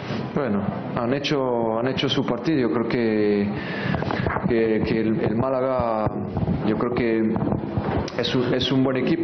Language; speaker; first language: Spanish; non-native, fluent; French